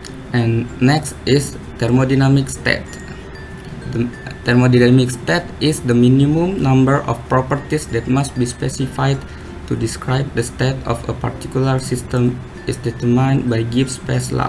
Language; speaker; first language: English; non-native, learner; Indonesian